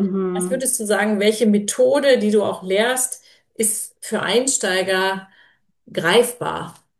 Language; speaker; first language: German; native; German